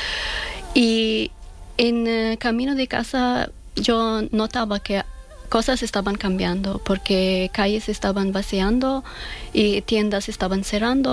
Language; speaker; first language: Spanish; non-native, fluent; Persian